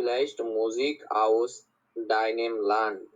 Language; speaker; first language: German; non-native, learner; Bangla